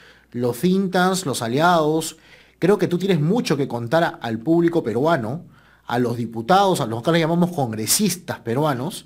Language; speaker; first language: Spanish; native; Spanish